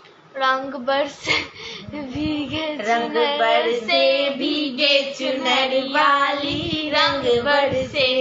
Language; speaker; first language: Hindi; non-native, local second language; Bangla